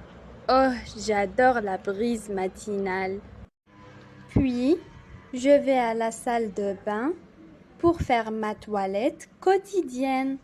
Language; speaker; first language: French; non-native, local second language; Arabic